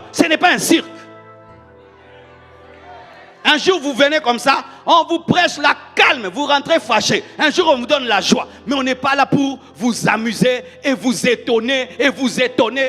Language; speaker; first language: French; non-native, local second language; Lingala